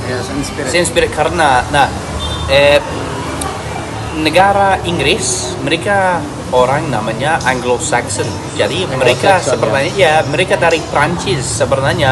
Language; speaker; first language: Indonesian; non-native, fluent; English